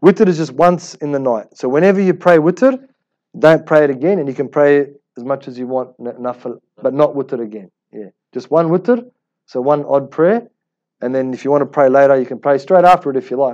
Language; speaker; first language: English; early bilingual, other home language; Arabic